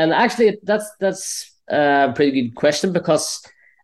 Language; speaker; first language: English; non-native, fluent; Norwegian